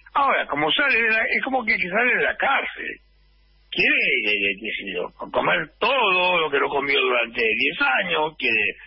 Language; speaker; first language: Spanish; native; Spanish